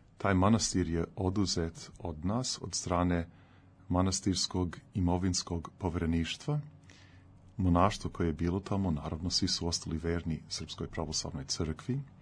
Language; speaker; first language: Serbian; early bilingual, heritage; Serbian